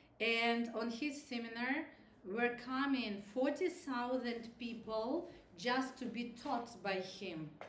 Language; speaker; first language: English; non-native, learner; Russian